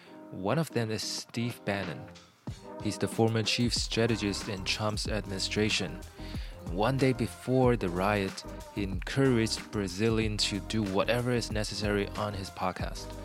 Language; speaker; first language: English; non-native, fluent; Chinese